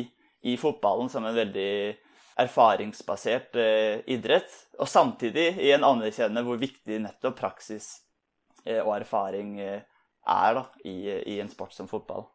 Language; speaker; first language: Norwegian; native; Norwegian